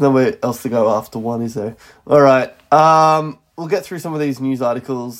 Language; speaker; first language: English; native; English